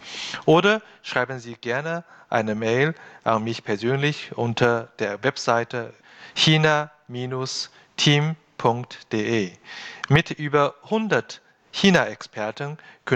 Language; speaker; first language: German; non-native, fluent; Chinese